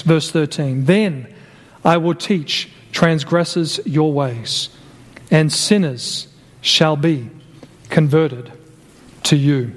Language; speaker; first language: English; native; English